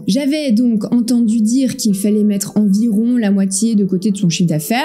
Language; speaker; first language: French; native; French